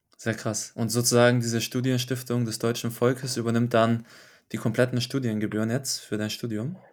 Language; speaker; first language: German; native; German